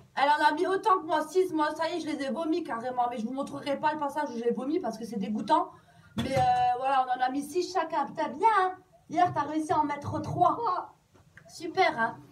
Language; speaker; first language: French; native; French